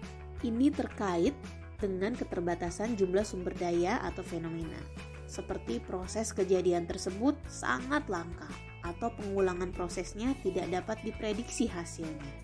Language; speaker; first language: Indonesian; native; Indonesian